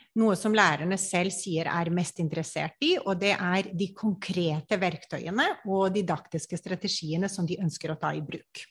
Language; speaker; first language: Norwegian; non-native, fluent; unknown